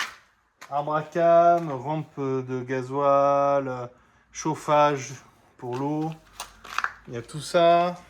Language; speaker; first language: French; native; French